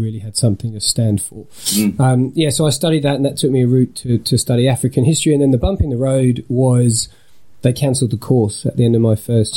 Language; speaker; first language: English; native; English